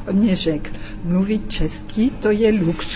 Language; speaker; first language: Czech; non-native, fluent; French